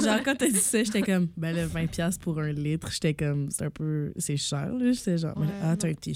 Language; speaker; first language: French; native; French